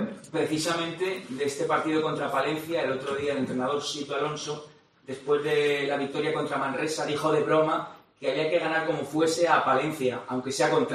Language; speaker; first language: Spanish; native; Spanish